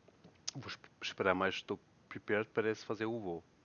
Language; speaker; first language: Portuguese; non-native, learner; German